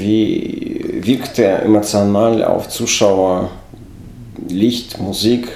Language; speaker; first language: German; non-native, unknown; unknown